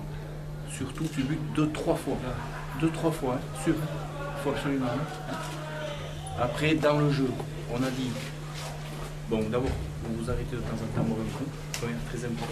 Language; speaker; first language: French; native; French